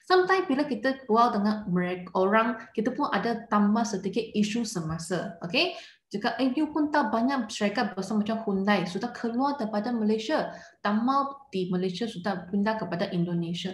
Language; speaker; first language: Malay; non-native, local second language; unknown